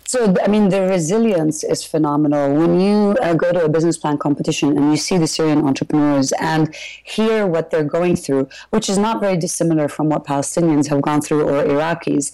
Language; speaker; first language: English; early bilingual, other home language; Arabic